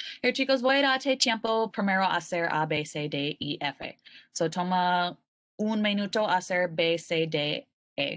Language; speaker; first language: Spanish; non-native, learner; English